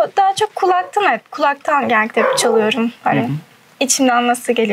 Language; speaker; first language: Turkish; early bilingual, heritage; Turkish